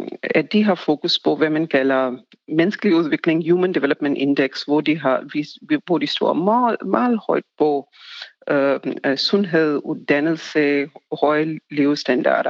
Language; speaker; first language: Danish; non-native, fluent; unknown